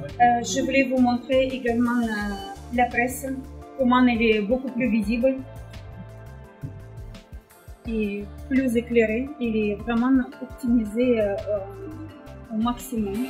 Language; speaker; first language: French; non-native, fluent; Russian